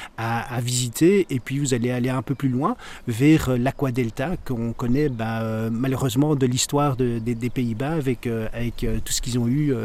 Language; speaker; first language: French; native; French